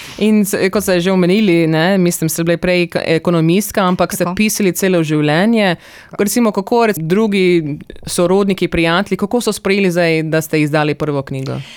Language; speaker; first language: Slovenian; early bilingual, heritage; Slovenian